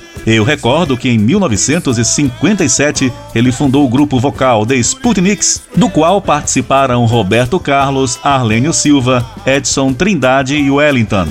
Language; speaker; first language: Portuguese; native; Portuguese